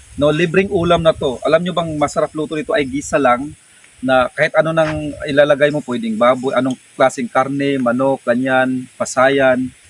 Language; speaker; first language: Filipino; non-native, local second language; Bikol